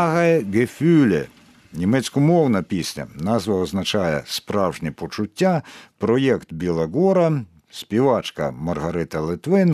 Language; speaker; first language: Ukrainian; native; Ukrainian